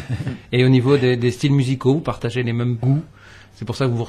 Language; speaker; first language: French; native; French